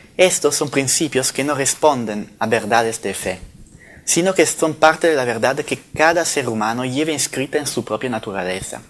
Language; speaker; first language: Spanish; non-native, fluent; Italian